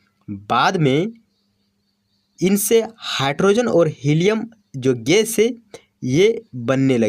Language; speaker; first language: Hindi; native; Hindi